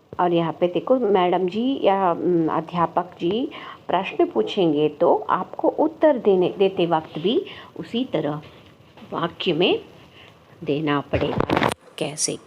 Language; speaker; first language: Hindi; non-native, local second language; Kannada